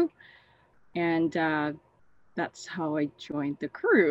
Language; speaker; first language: English; non-native, local second language; Cantonese